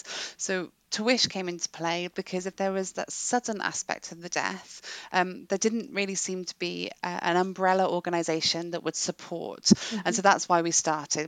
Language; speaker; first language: English; native; English